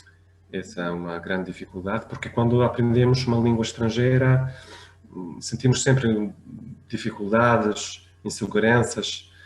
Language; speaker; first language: Portuguese; non-native, fluent; French